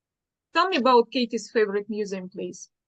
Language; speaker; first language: English; non-native, fluent; Russian